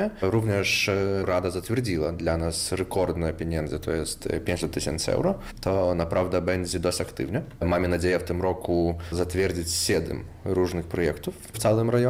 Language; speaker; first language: Polish; non-native, local second language; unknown